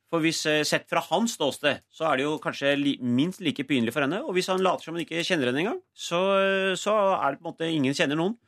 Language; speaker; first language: Norwegian; early bilingual, other home language; Urdu